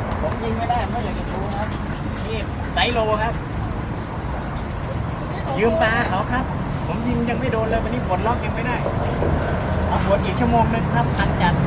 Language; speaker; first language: Thai; non-native, local second language; Northeastern Thai